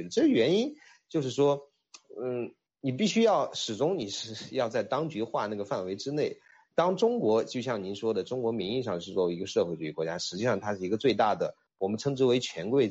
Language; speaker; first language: Chinese; native; Chinese